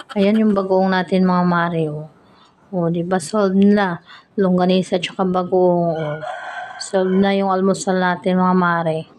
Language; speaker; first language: Filipino; non-native, local second language; Cebuano